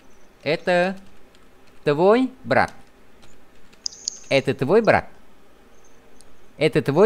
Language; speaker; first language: Russian; non-native, fluent; Vietnamese